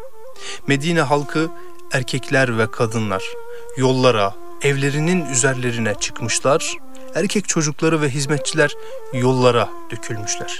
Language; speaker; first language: Turkish; native; Turkish